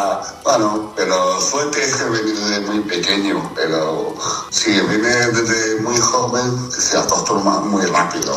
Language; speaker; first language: Spanish; non-native, fluent; Chinese